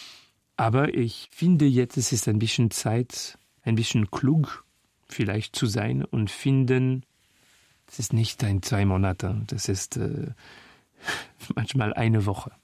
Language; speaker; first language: German; non-native, fluent; French